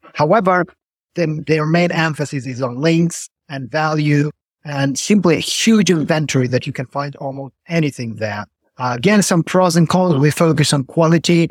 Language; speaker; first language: English; non-native, fluent; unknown